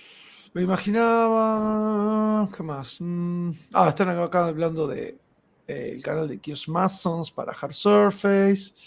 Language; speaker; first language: Spanish; native; Spanish